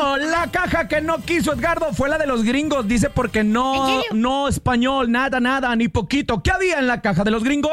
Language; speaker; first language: Spanish; native; Spanish